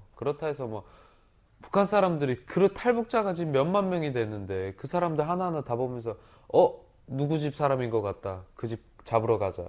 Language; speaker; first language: Korean; native; Korean